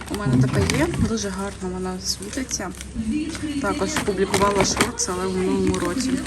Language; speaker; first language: Ukrainian; non-native, local second language; Russian